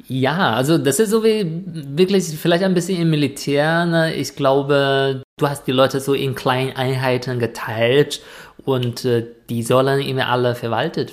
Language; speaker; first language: German; non-native, fluent; Chinese